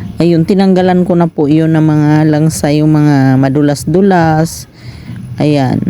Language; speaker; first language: Filipino; non-native, local second language; Cebuano